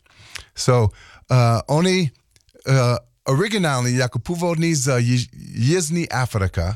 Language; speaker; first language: Czech; non-native, learner; English